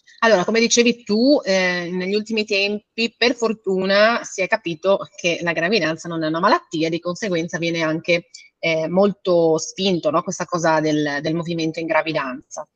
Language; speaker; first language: Italian; native; Italian